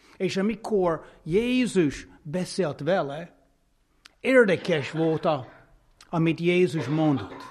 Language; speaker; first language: Hungarian; non-native, fluent; English